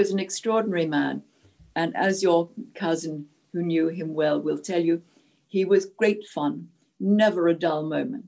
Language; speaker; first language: English; non-native, local second language; Czech